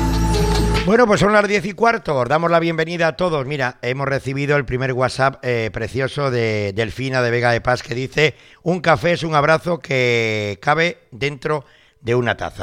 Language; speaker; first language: Spanish; native; Spanish